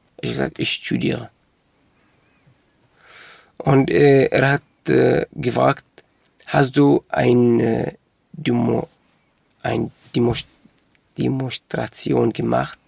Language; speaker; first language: German; non-native, local second language; Arabic